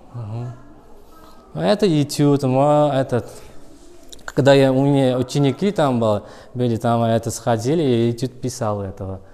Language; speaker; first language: Russian; non-native, learner; Uzbek